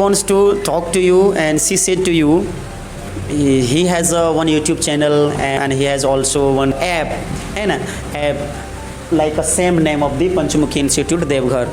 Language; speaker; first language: English; non-native, local second language; Hindi